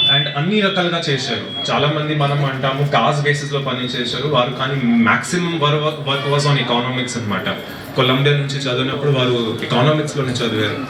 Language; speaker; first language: Telugu; non-native, local second language; Hindi